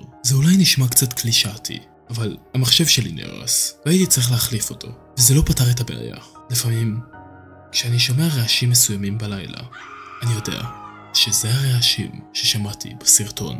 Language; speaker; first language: Hebrew; native; Hebrew